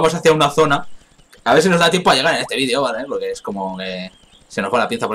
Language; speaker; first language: Spanish; native; Spanish